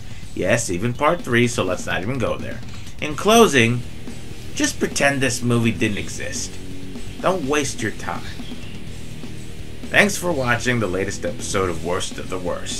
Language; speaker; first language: English; native; English